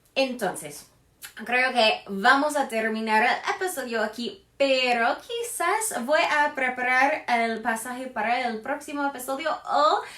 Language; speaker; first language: Spanish; non-native, fluent; English